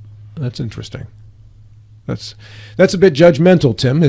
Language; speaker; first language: English; native; English